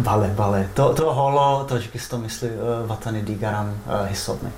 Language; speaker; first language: Persian; non-native, fluent; Czech